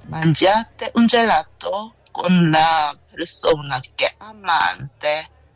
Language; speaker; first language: Italian; non-native, learner; Korean